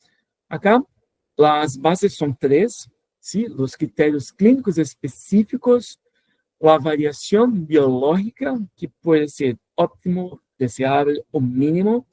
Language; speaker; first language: Spanish; non-native, fluent; Portuguese